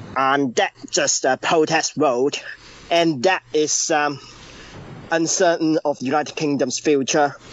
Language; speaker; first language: English; early bilingual, other home language; Chinese